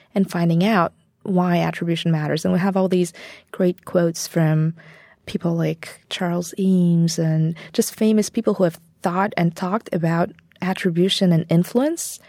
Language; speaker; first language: English; non-native, fluent; Bulgarian